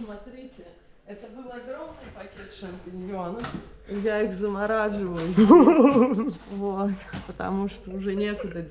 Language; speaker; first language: Russian; native; Russian